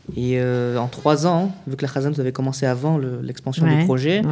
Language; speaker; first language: French; native; French